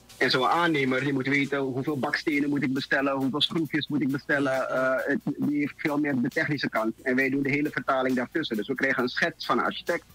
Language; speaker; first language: Dutch; native; Dutch